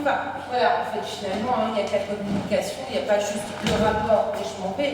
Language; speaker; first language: French; native; French